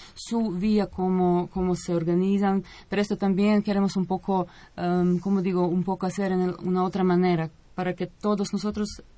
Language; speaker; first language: Spanish; non-native, fluent; Croatian